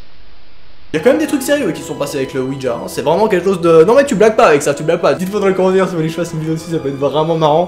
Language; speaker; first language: French; native; French